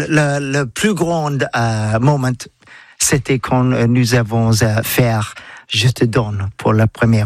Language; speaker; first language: French; non-native, learner; English